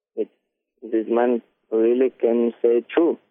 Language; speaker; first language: English; non-native, learner; Ukrainian